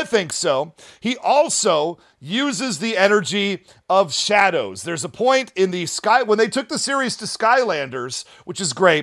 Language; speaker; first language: English; native; English